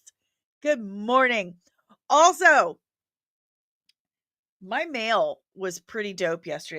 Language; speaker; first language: English; native; English